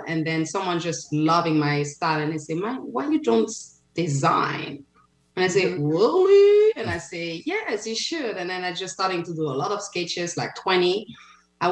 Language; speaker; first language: English; non-native, fluent; French